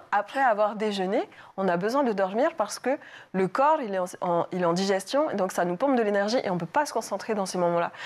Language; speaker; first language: French; native; French